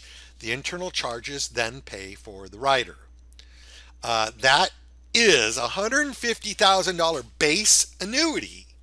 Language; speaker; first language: English; native; English